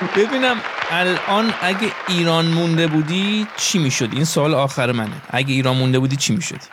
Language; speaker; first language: Persian; native; Persian